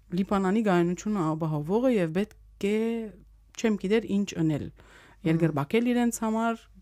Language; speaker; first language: Armenian; early bilingual, heritage; Armenian